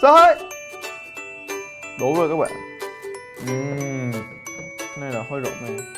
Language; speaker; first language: Vietnamese; non-native, fluent; Korean